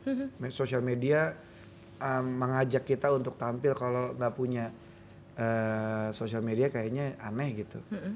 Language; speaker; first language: Indonesian; native; Indonesian